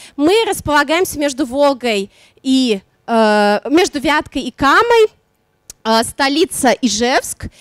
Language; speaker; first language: Russian; non-native, local second language; Udmurt